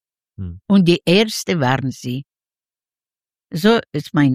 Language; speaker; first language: German; non-native, learner; Yiddish